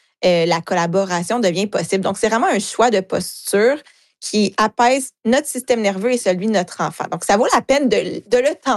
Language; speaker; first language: French; native; French